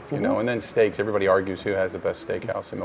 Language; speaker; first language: English; native; English